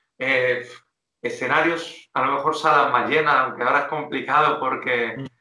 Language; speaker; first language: Spanish; native; Spanish